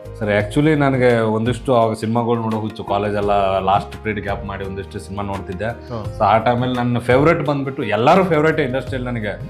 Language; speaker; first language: Kannada; native; Kannada